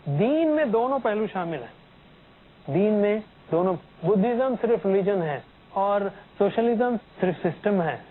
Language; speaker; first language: Urdu; native; Urdu